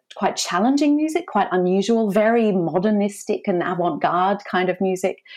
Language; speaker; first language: English; native; English